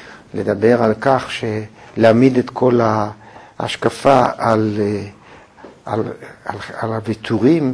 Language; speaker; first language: Hebrew; native; Hebrew